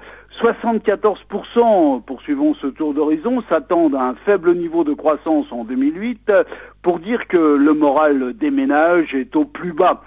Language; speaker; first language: French; native; French